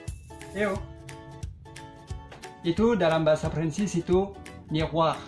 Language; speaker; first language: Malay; non-native, fluent; French